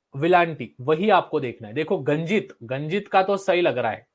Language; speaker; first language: Hindi; non-native, local second language; Marathi